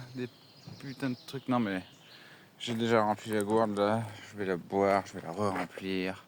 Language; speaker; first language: French; native; French